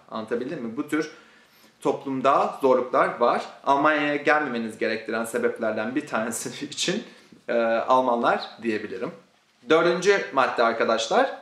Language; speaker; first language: Turkish; native; Turkish